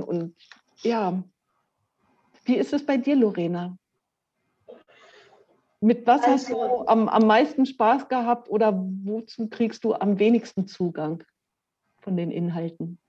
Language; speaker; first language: German; native; German